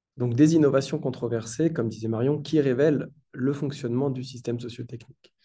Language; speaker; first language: French; native; French